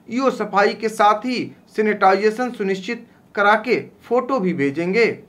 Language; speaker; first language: Hindi; native; Hindi